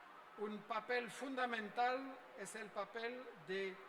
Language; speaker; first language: Spanish; non-native, fluent; French